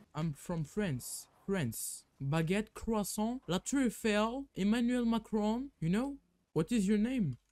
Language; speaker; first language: French; native; French